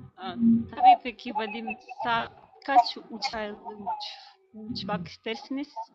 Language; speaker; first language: Turkish; non-native, learner; Russian